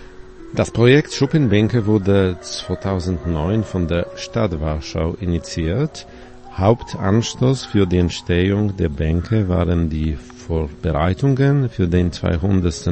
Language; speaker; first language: German; non-native, fluent; Polish